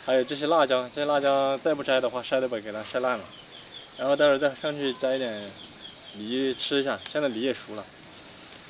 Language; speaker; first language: Chinese; native; Chinese